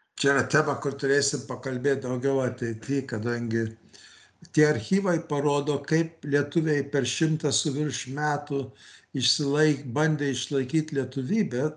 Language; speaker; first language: Lithuanian; early bilingual, heritage; Lithuanian